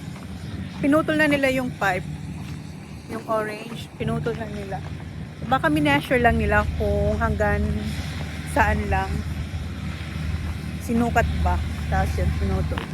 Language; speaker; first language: Filipino; native; Filipino